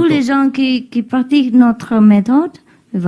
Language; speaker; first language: French; non-native, learner; Vietnamese